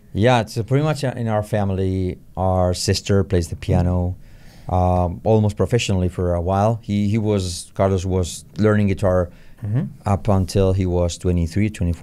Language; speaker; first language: English; non-native, fluent; Spanish